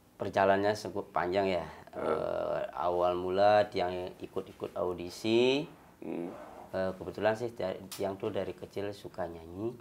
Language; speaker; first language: Indonesian; non-native, local second language; Balinese